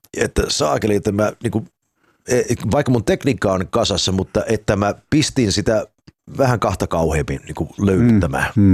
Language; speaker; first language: Finnish; early bilingual, heritage; Finnish